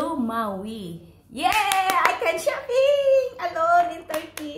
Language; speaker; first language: English; non-native, learner; Filipino